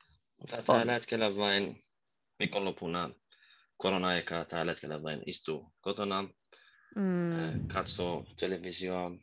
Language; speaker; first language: Finnish; non-native, learner; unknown